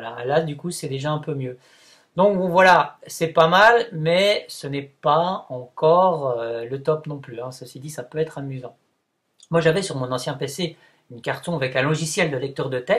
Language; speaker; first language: French; native; French